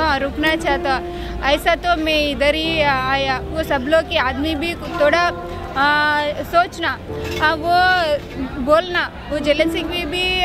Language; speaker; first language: Hindi; non-native, local second language; Telugu